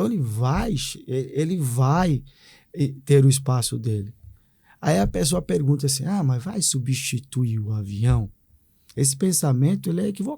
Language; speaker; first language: Portuguese; native; Portuguese